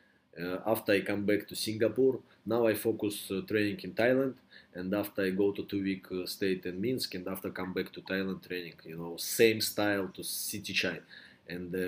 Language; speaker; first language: English; non-native, learner; Russian